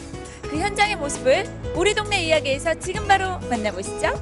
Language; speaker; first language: Korean; native; Korean